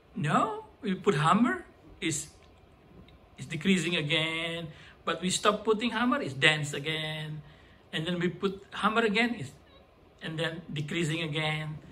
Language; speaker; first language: English; non-native, fluent; Indonesian